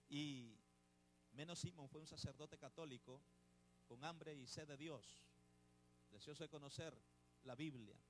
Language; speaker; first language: Spanish; native; Spanish